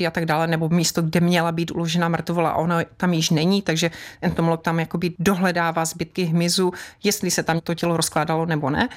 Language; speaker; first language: Czech; native; Czech